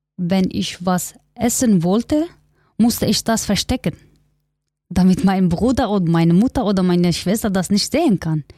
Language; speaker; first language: German; non-native, learner; Kurdish